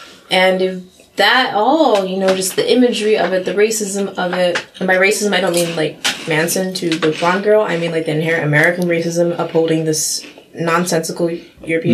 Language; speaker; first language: English; early bilingual, other home language; German